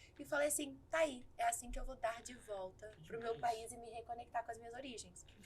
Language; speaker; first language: Portuguese; native; Portuguese